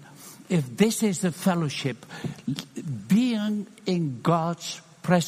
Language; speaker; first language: English; non-native, fluent; Dutch